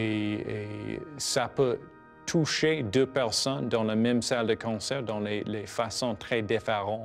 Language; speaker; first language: French; non-native, fluent; English